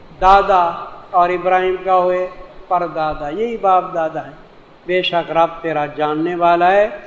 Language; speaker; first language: Urdu; non-native, local second language; Saraiki